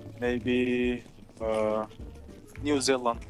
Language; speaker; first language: English; non-native, learner; Uzbek